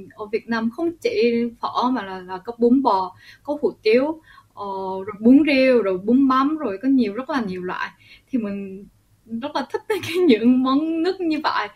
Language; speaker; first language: Vietnamese; early bilingual, other home language; Korean